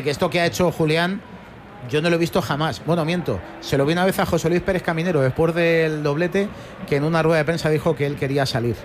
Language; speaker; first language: Spanish; native; Spanish